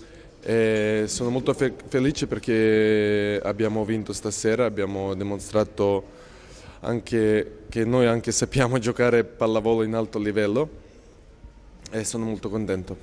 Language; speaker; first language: Italian; non-native, fluent; Serbian